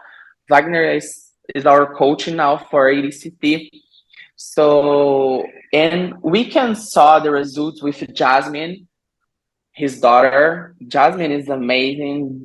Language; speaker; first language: English; non-native, learner; Portuguese